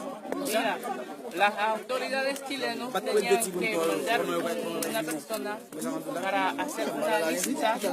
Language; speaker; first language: Spanish; non-native, fluent; Haitian Creole